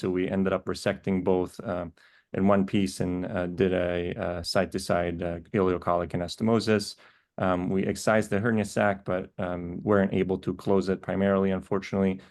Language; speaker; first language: English; native; English